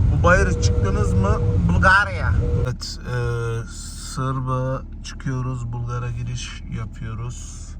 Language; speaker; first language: Turkish; early bilingual, heritage; Turkish